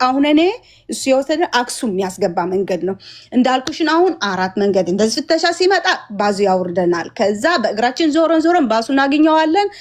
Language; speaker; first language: Amharic; non-native, fluent; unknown